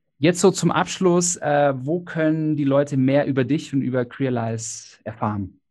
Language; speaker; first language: German; native; German